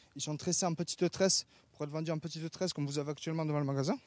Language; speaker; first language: French; native; French